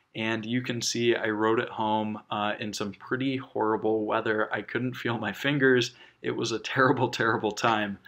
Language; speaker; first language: English; native; English